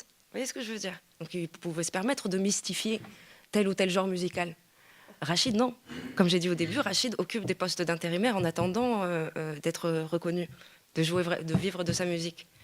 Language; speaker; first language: French; native; French